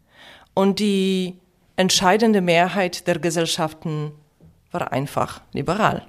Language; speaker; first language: German; non-native, fluent; Polish